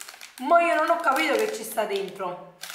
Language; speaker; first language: Italian; native; Italian